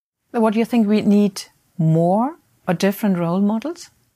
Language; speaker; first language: English; non-native, fluent; German